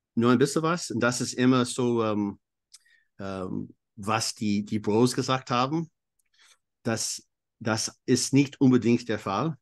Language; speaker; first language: German; non-native, fluent; English